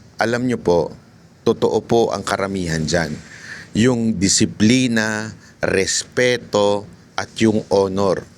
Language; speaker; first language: Filipino; native; Filipino